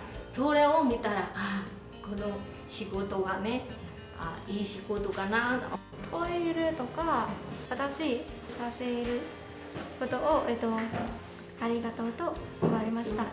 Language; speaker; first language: Japanese; non-native, learner; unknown